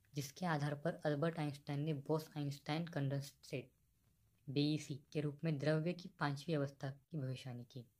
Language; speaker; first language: Hindi; non-native, local second language; Marathi